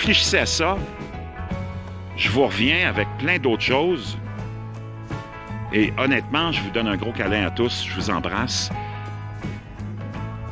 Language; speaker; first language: French; native; French